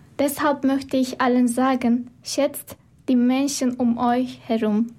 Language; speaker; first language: German; non-native, learner; Turkish